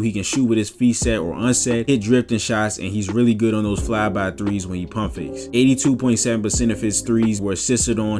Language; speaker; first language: English; native; English